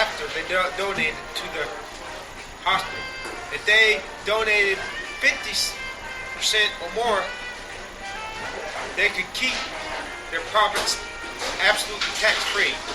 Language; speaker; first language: English; native; English